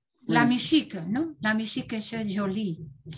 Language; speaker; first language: French; non-native, fluent; Spanish